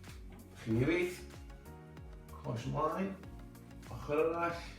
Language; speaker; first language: Welsh; native; Welsh